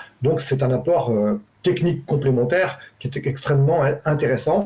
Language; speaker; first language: French; native; French